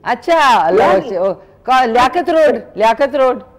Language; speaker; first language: Urdu; native; Urdu